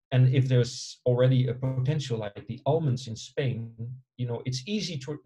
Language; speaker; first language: English; non-native, fluent; Dutch